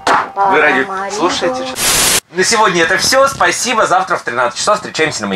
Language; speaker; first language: Russian; native; Russian